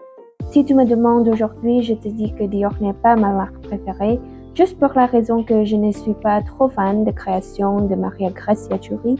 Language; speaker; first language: French; non-native, learner; Indonesian